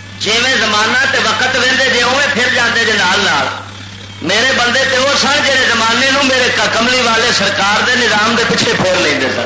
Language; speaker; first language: Urdu; native; Urdu